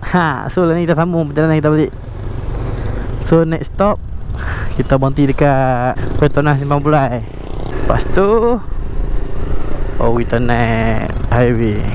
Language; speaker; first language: Malay; native; Malay